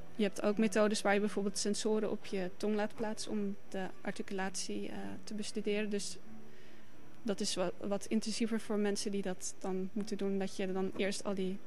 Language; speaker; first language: Dutch; native; Dutch